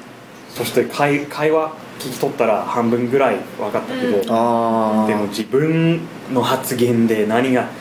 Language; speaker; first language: Japanese; non-native, fluent; English